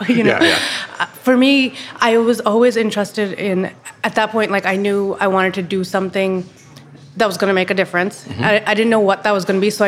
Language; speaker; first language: English; non-native, local second language; Urdu